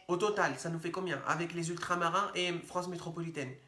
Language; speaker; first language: French; native; French